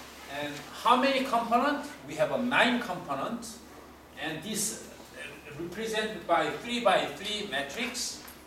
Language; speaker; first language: English; non-native, fluent; Korean